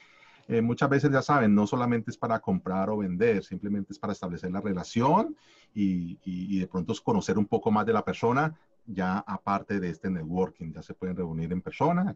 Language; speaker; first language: Spanish; native; Spanish